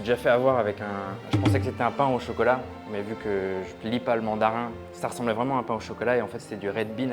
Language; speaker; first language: French; native; French